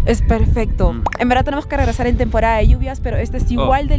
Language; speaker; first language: Spanish; native; Spanish